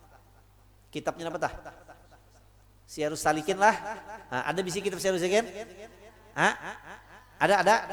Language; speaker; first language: Indonesian; non-native, local second language; Banjar